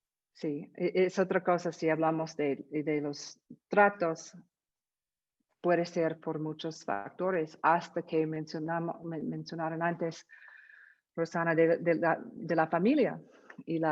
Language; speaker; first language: Spanish; non-native, fluent; English